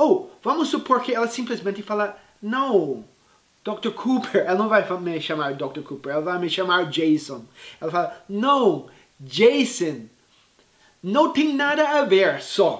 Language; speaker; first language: Portuguese; non-native, fluent; English